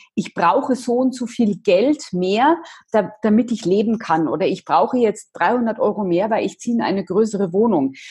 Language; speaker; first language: German; native; German